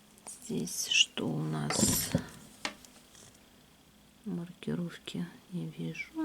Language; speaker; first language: Russian; native; Russian